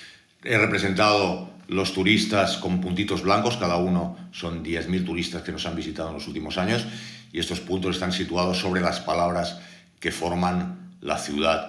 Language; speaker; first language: Spanish; native; Spanish